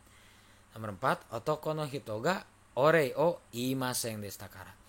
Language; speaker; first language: Japanese; non-native, fluent; Indonesian